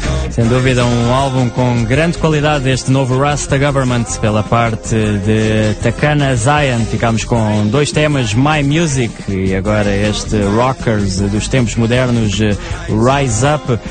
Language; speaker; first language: Portuguese; native; Portuguese